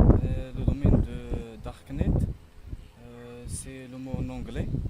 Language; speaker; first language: French; non-native, learner; Arabic